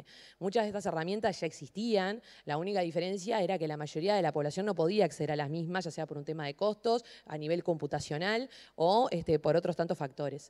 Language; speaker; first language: Spanish; native; Spanish